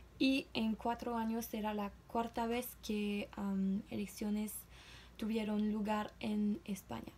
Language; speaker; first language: Spanish; non-native, learner; French